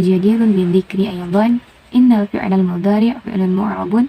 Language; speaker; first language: Arabic; non-native, learner; Indonesian